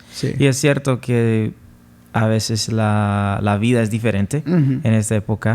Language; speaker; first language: Spanish; non-native, fluent; English